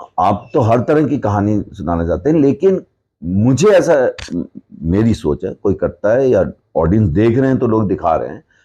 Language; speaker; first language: Hindi; non-native, local second language; Punjabi